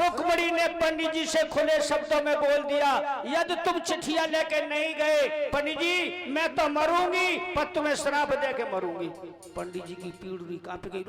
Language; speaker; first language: Hindi; native; Hindi